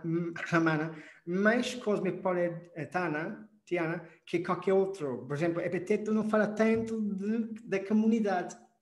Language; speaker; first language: Portuguese; non-native, fluent; English